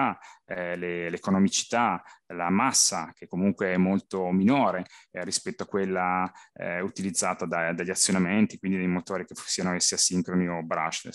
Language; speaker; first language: Italian; native; Italian